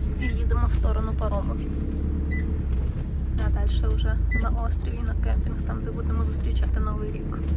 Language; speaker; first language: Ukrainian; native; Ukrainian